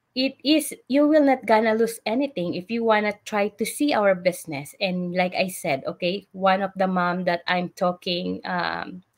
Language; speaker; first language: English; non-native, local second language; Filipino